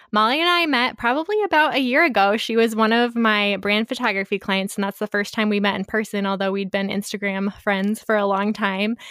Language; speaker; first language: English; native; English